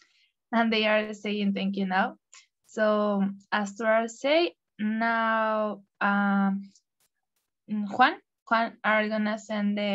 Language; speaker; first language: English; non-native, learner; Spanish